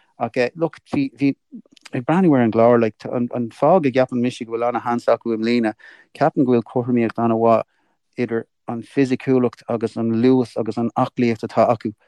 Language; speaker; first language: Irish; native; Irish